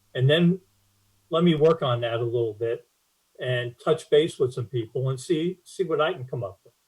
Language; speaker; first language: English; native; English